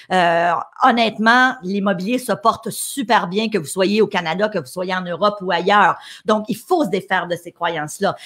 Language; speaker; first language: French; native; French